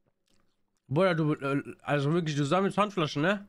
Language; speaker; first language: German; native; German